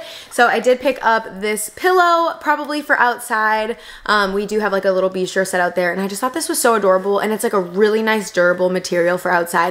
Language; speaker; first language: English; native; English